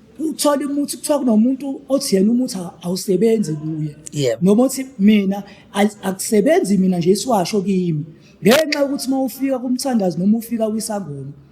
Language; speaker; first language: Zulu; native; Zulu